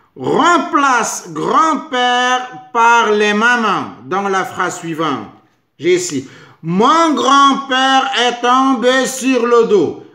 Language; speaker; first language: French; non-native, local second language; Arabic